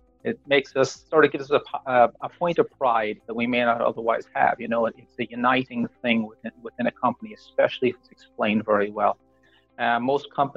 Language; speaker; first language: English; native; English